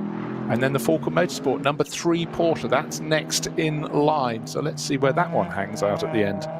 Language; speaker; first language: English; native; English